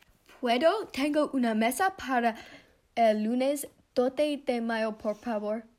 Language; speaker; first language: Spanish; non-native, learner; English